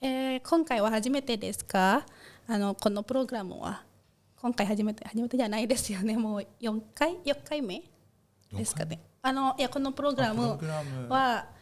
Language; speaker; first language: Japanese; non-native, fluent; Indonesian